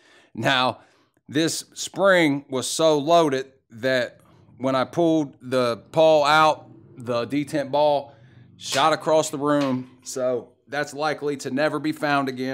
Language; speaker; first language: English; native; English